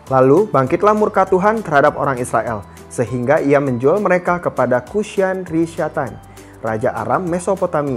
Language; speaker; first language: Indonesian; native; Indonesian